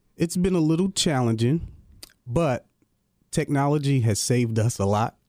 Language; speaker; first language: English; native; English